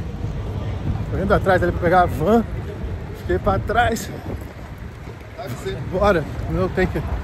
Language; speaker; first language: Portuguese; native; Portuguese